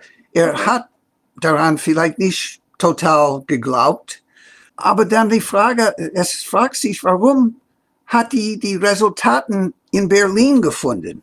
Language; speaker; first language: German; non-native, fluent; English